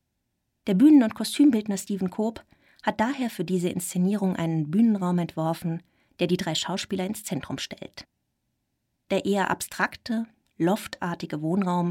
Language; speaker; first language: German; native; German